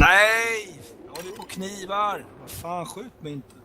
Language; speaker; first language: Swedish; native; Swedish